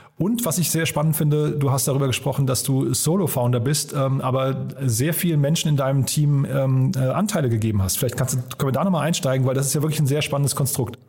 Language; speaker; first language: German; native; German